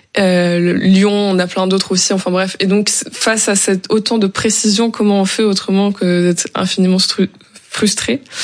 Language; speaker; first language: French; non-native, local second language; Arabic